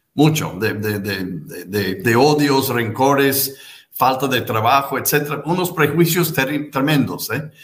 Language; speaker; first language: Spanish; non-native, fluent; English